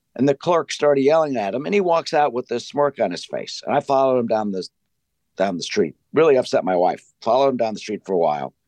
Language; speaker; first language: English; native; English